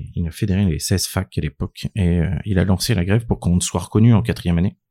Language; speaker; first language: French; native; French